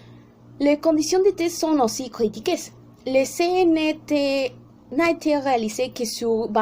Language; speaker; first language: French; non-native, learner; Spanish